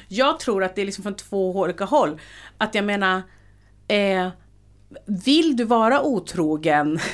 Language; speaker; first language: Swedish; native; Swedish